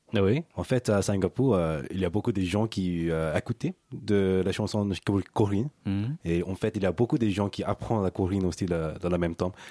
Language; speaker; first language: French; non-native, learner; English